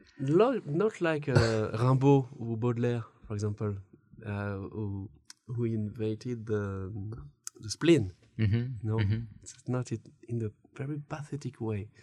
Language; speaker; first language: English; non-native, learner; French